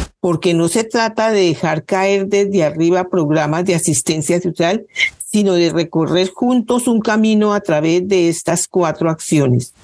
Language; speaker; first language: Spanish; native; Spanish